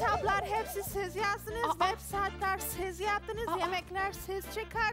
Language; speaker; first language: Turkish; non-native, learner; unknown